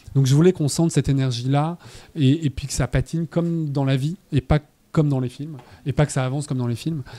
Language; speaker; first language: French; native; French